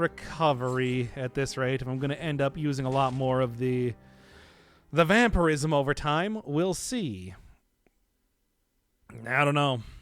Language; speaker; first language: English; native; English